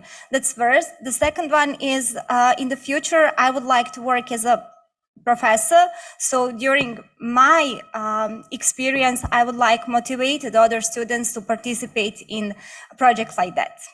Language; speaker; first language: English; non-native, learner; Bosnian